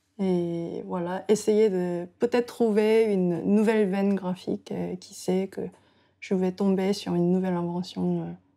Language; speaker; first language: French; non-native, fluent; Korean